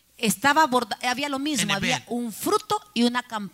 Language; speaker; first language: Spanish; native; Spanish